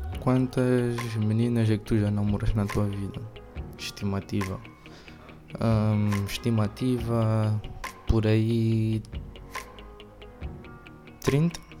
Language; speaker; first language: Portuguese; early bilingual, heritage; Portuguese